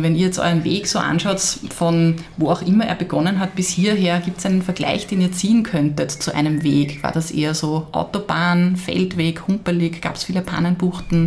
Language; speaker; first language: German; native; German